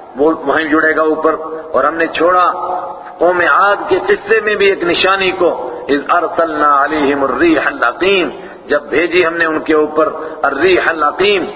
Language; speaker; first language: Urdu; non-native, local second language; Punjabi